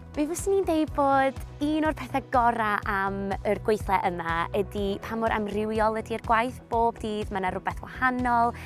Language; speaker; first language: Welsh; non-native, local second language; English